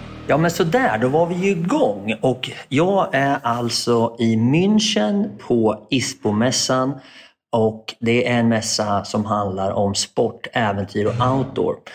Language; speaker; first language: Swedish; native; Swedish